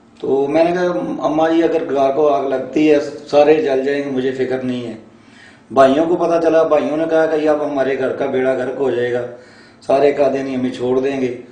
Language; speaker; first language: Urdu; non-native, local second language; Punjabi